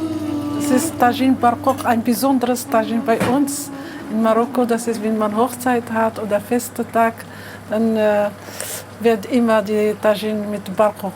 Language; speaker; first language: German; non-native, learner; Arabic